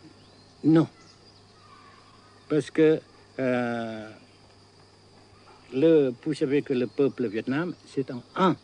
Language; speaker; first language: French; non-native, fluent; Vietnamese